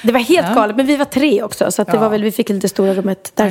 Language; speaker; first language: Swedish; native; Swedish